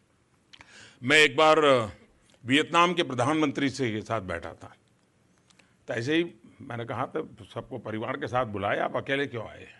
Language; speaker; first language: Hindi; non-native, local second language; Gujarati